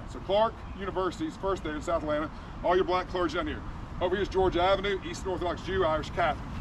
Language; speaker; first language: English; native; English